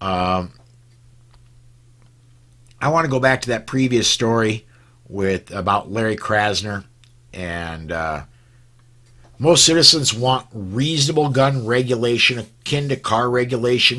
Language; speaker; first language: English; native; English